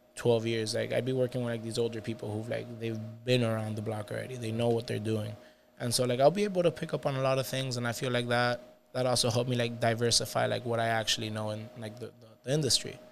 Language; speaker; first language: English; native; English